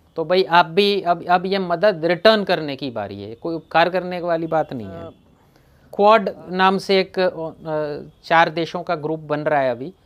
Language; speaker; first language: Hindi; non-native, local second language; Gujarati